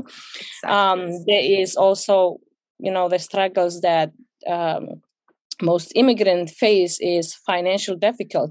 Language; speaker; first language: English; non-native, fluent; Somali